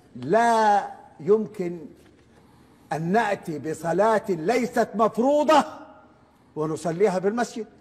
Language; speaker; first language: Arabic; non-native, fluent; Wolof